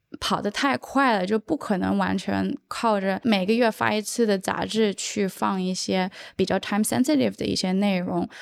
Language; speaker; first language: Chinese; early bilingual, heritage; Chinese